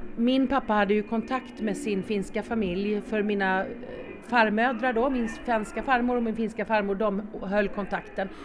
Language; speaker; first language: Swedish; native; Swedish